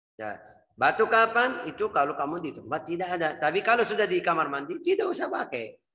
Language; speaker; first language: Indonesian; non-native, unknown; Arabic